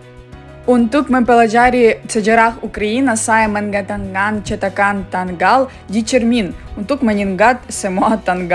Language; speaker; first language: Indonesian; non-native, learner; Ukrainian